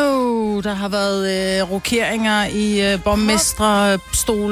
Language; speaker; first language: Danish; native; Danish